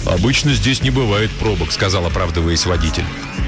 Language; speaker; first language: Russian; native; Russian